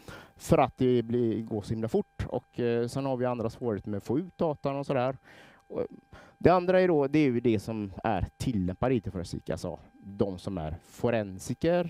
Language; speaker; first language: Swedish; native; Swedish